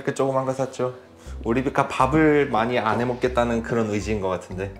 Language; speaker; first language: Korean; native; Korean